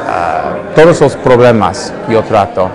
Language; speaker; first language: Spanish; non-native, learner; English